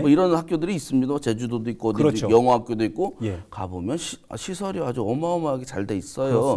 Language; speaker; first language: Korean; native; Korean